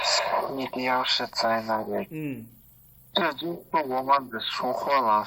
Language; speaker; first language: Chinese; non-native, learner; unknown